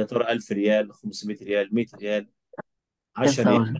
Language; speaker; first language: Arabic; native; Arabic